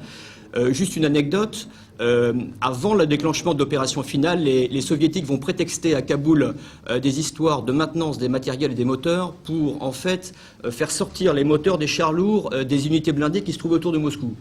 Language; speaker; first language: French; native; French